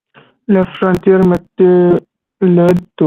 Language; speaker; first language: French; non-native, learner; Hindi